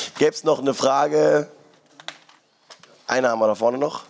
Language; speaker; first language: German; native; German